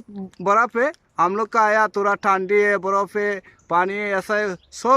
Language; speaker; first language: Hindi; non-native, local second language; Bangla